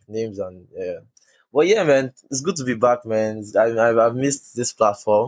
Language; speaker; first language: English; non-native, local second language; Yoruba